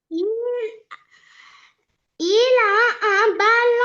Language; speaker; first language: French; non-native, learner; Arabic